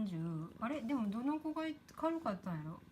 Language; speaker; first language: Japanese; native; Japanese